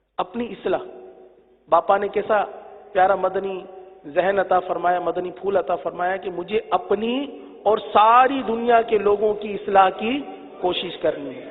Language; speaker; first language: Urdu; native; Urdu